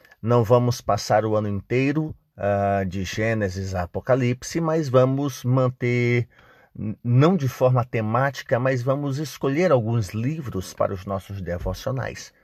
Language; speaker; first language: Portuguese; native; Portuguese